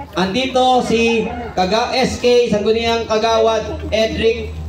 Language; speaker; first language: Filipino; native; Filipino